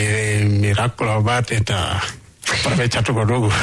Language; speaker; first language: Basque; non-native, learner; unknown